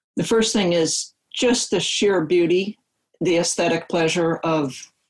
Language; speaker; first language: English; native; English